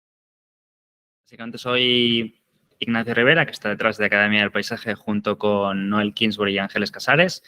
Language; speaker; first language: Spanish; native; Spanish